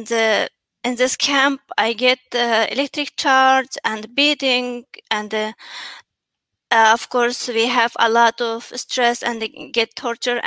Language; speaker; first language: English; non-native, learner; Chinese